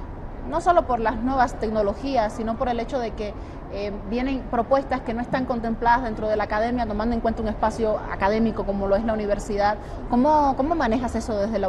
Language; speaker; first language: Spanish; native; Spanish